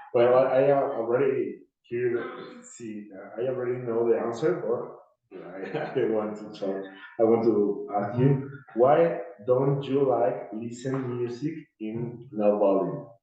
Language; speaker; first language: English; non-native, learner; Spanish